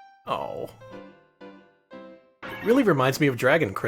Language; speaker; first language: English; native; English